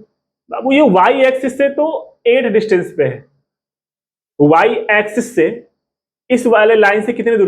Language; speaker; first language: Hindi; native; Hindi